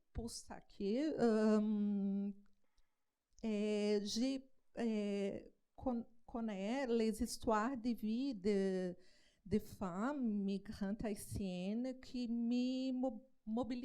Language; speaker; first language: French; non-native, learner; Portuguese